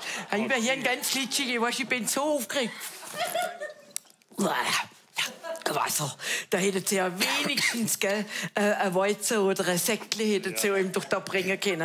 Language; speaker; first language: German; native; German